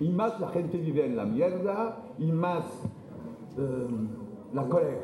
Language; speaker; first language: Spanish; non-native, fluent; French